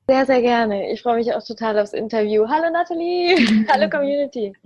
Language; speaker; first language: German; early bilingual, other home language; Ukrainian